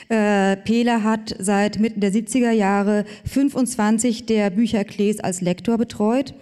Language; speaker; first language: German; native; German